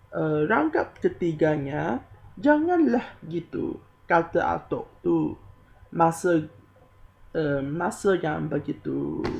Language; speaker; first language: Malay; non-native, local second language; Chinese